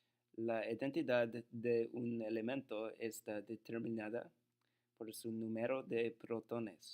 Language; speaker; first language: Spanish; non-native, learner; English